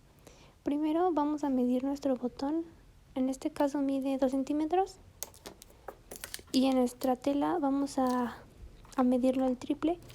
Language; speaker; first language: Spanish; native; Spanish